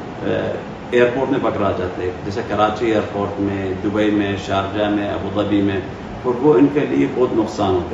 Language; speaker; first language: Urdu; non-native, fluent; Arabic